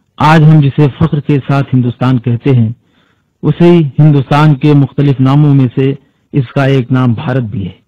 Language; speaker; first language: Urdu; native; Urdu